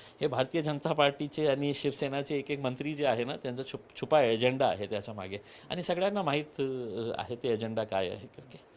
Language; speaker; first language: Marathi; non-native, local second language; Urdu